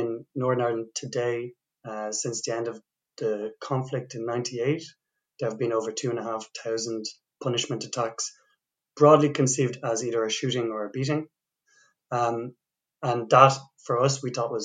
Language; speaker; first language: English; native; English